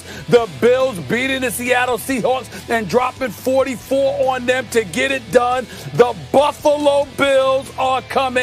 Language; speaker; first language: English; native; English